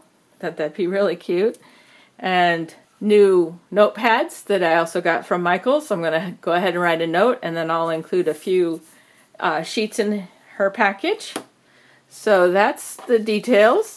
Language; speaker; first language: English; native; English